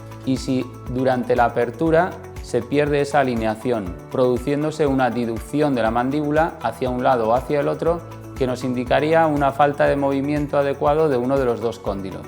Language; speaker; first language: Spanish; native; Spanish